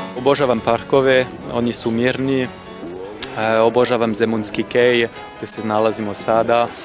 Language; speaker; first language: Serbian; non-native, fluent; French